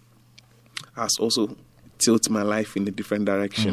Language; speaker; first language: English; non-native, local second language; Ga